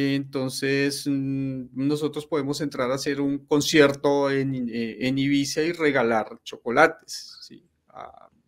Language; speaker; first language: Spanish; native; Spanish